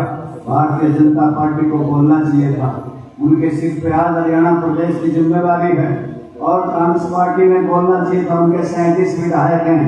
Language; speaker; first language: Hindi; native; Hindi